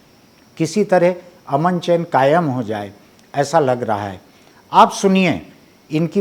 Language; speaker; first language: Hindi; native; Hindi